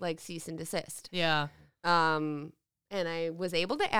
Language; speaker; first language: English; native; English